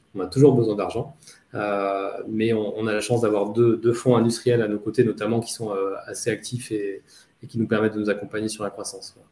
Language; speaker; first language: French; native; French